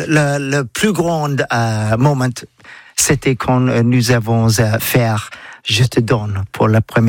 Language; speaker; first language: French; non-native, learner; English